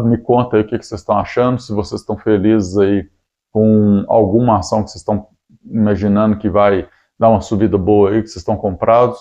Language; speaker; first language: Portuguese; native; Portuguese